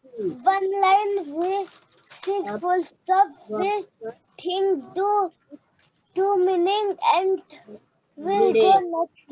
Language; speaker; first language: English; non-native, learner; Hindi